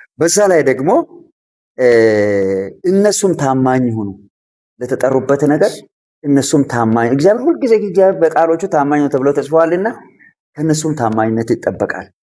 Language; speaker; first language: Amharic; non-native, local second language; Sidamo